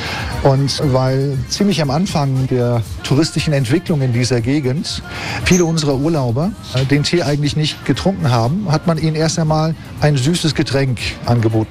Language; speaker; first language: German; non-native, fluent; Turkish